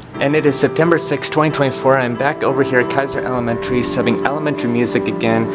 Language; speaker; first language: English; native; English